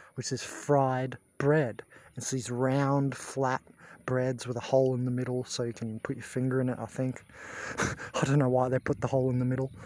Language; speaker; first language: English; native; English